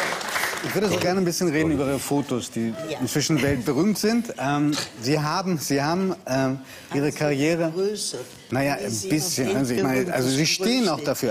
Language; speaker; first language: German; native; German